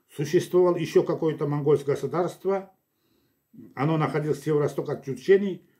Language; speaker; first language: Russian; non-native, local second language; Kazakh